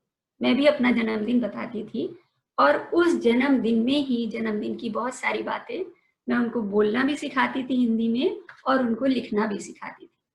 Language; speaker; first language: Hindi; native; Hindi